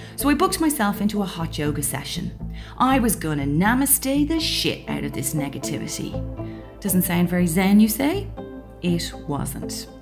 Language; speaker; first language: English; native; English